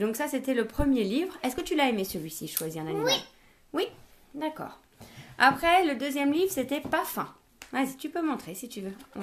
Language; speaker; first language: French; native; French